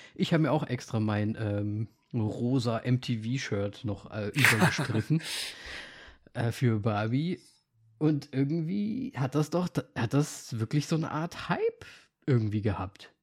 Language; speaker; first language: German; native; German